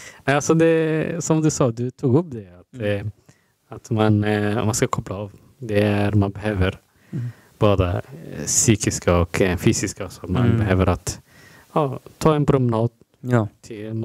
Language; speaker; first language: Swedish; non-native, learner; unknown